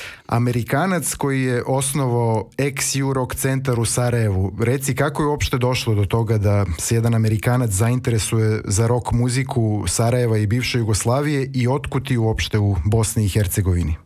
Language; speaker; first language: Serbian; native; Serbian